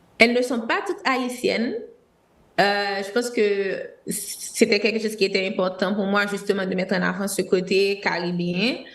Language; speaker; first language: French; non-native, local second language; Haitian Creole